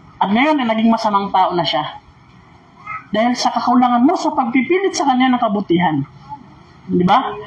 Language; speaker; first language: Filipino; non-native, local second language; Maranao